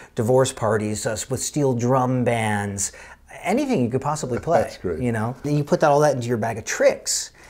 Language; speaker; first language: English; native; English